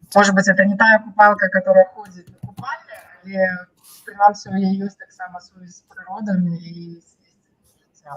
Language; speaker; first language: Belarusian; non-native, local second language; Russian